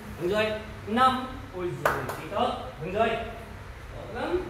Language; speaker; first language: Vietnamese; non-native, learner; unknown